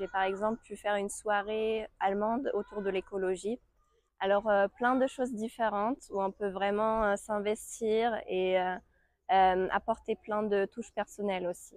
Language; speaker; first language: French; non-native, fluent; German